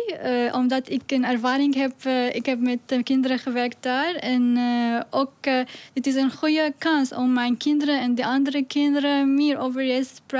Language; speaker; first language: Dutch; non-native, learner; Arabic